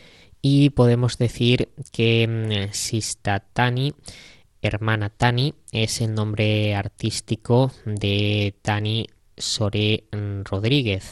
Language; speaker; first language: Spanish; native; Spanish